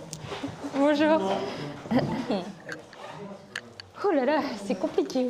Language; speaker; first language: French; native; French